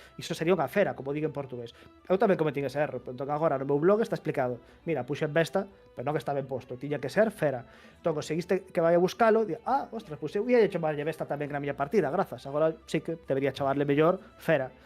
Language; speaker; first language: Galician; non-native, local second language; Spanish